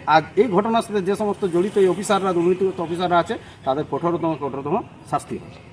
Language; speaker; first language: Bangla; native; Bangla